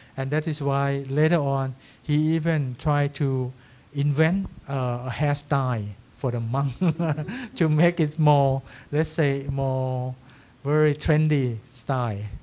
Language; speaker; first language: English; non-native, fluent; Thai